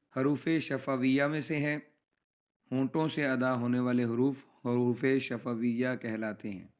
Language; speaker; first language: Urdu; non-native, local second language; Punjabi